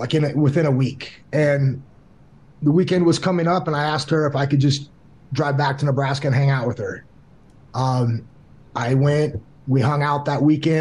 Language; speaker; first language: English; native; English